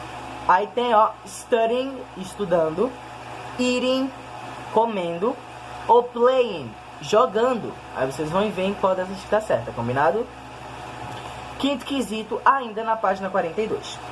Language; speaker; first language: Portuguese; native; Portuguese